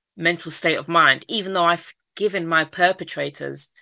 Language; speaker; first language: English; native; English